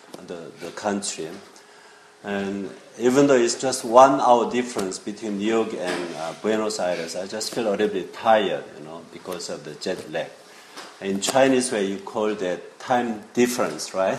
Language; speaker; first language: English; non-native, fluent; Korean